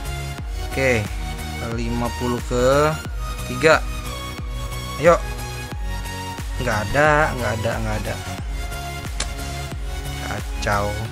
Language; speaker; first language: Indonesian; native; Indonesian